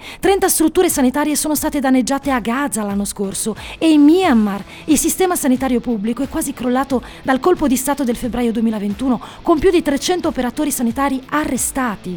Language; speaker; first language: Italian; native; Italian